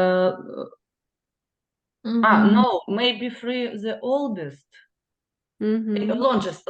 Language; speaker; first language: English; non-native, learner; Russian